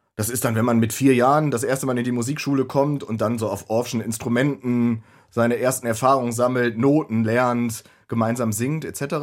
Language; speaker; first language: German; native; German